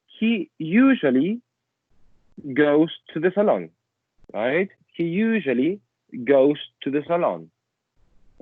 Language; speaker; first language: English; non-native, fluent; Spanish